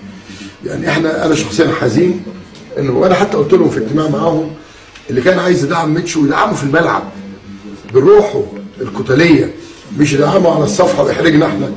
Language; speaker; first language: Arabic; native; Arabic